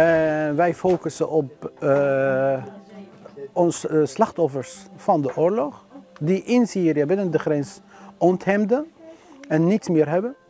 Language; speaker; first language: Dutch; non-native, learner; Arabic